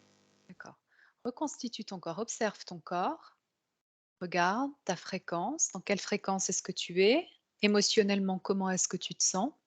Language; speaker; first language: French; native; French